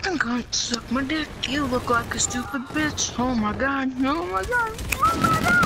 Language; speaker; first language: English; native; English